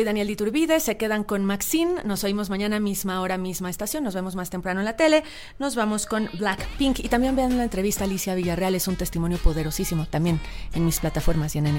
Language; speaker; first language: Spanish; native; Spanish